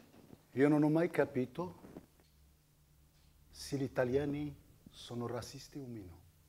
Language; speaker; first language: Italian; non-native, fluent; Arabic